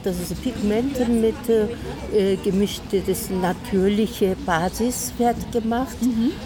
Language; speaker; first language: German; non-native, learner; Korean